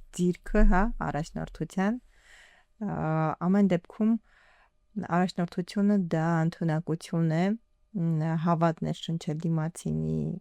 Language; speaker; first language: Armenian; early bilingual, heritage; Armenian